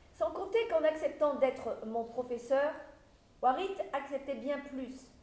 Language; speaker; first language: French; native; French